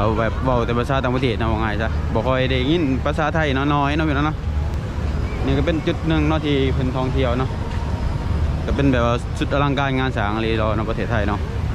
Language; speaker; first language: Thai; native; Thai